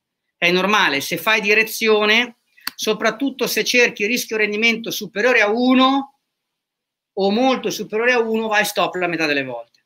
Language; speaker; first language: Italian; native; Italian